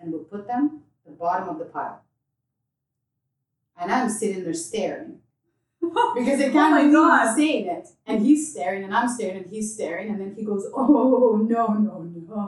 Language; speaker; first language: English; non-native, fluent; Ukrainian